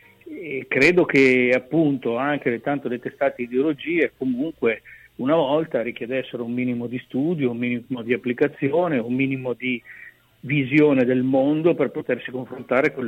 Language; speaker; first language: Italian; native; Italian